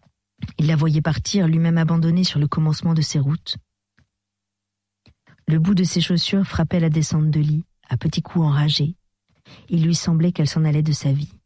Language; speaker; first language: French; native; French